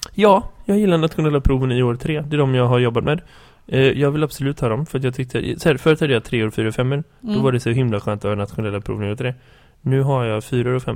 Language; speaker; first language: Swedish; native; Swedish